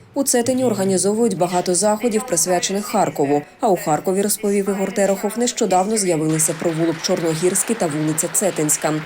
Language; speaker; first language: Ukrainian; native; Ukrainian